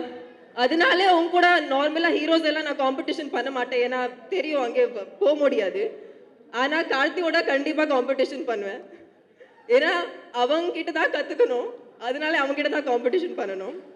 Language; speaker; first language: Tamil; non-native, fluent; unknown